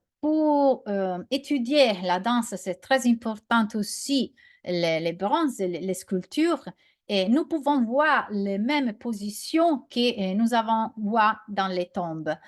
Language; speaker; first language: French; non-native, learner; Italian